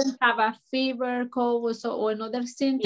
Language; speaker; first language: English; non-native, learner; Spanish